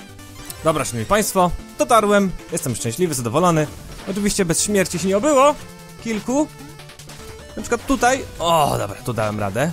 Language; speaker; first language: Polish; native; Polish